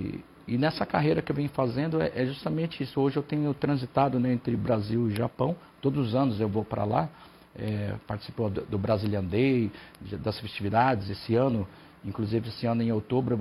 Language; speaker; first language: Portuguese; native; Portuguese